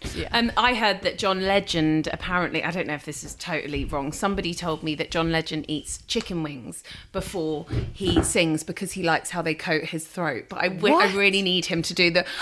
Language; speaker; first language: English; early bilingual, other home language; Albanian